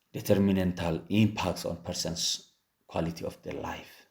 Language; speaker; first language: English; non-native, local second language; Amharic